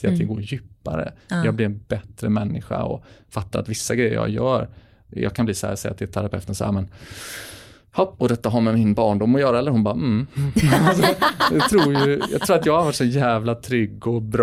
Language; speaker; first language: Swedish; native; Swedish